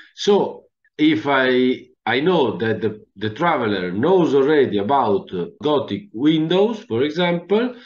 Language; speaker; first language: English; non-native, fluent; Italian